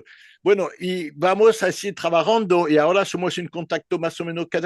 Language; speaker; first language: Spanish; non-native, learner; French